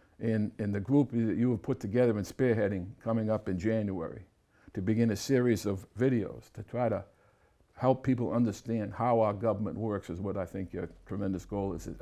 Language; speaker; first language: English; native; English